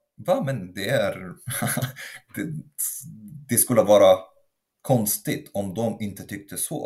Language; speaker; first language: Swedish; non-native, fluent; Arabic